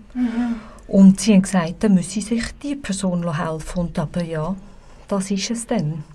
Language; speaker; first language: German; native; German